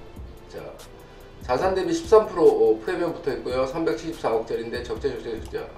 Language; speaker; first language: Korean; native; Korean